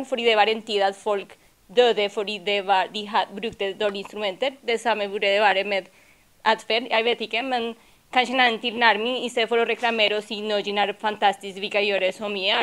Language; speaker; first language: Norwegian; non-native, fluent; Spanish